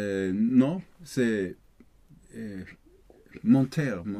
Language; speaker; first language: French; non-native, learner; Swedish